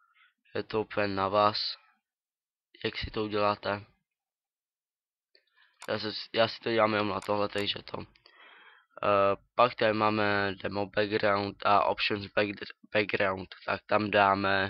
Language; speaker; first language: Czech; native; Czech